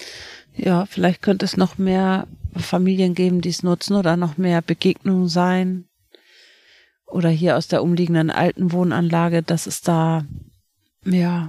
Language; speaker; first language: German; native; German